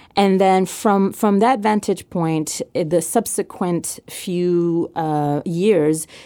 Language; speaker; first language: English; non-native, fluent; French